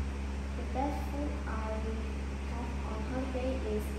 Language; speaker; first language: English; non-native, learner; Vietnamese